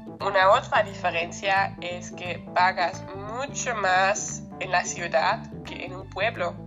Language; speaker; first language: Spanish; non-native, learner; German